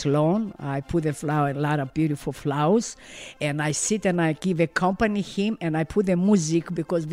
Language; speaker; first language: English; non-native, learner; Greek